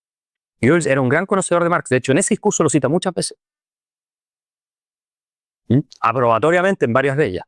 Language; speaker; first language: Spanish; native; Spanish